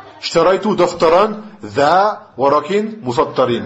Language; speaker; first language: Arabic; non-native, fluent; French